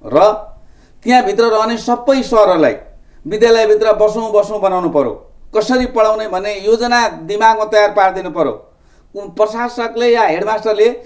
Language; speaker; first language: Nepali; native; Nepali